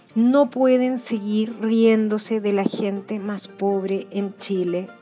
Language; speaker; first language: Spanish; native; Spanish